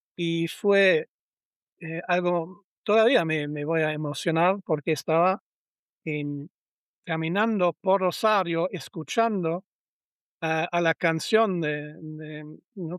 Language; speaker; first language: Spanish; non-native, learner; German